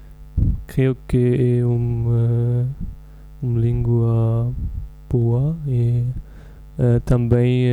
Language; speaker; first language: Portuguese; non-native, learner; German